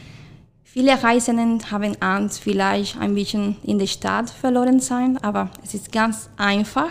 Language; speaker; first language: German; non-native, fluent; Spanish